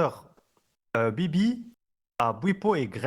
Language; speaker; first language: French; native; French